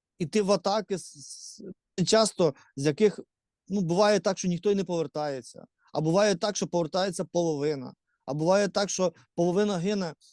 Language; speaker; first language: Ukrainian; native; Ukrainian